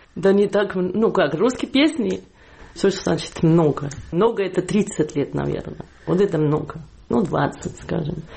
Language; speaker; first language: Russian; non-native, fluent; Catalan